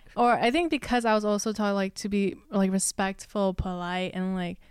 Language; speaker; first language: English; early bilingual, other home language; Chinese